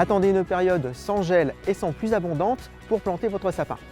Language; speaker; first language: French; native; French